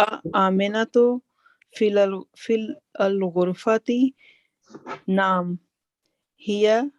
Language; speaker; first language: Arabic; non-native, learner; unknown